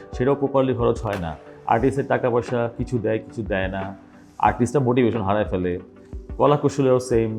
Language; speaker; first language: Bangla; native; Bangla